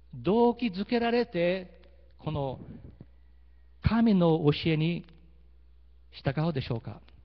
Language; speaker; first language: Japanese; early bilingual, heritage; Portuguese